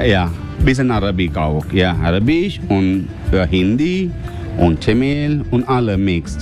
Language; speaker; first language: German; non-native, learner; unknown